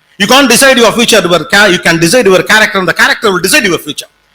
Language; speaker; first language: English; non-native, local second language; Tamil